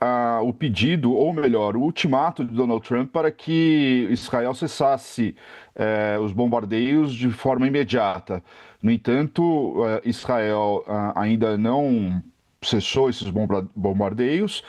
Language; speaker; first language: Portuguese; native; Portuguese